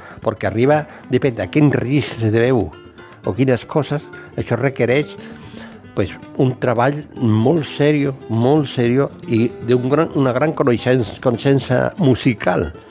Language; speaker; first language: Catalan; non-native, local second language; Spanish